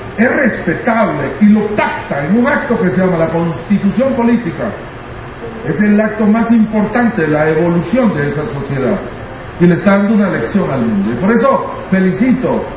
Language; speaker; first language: Spanish; non-native, local second language; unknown